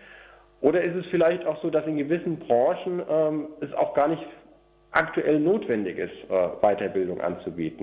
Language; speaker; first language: German; native; German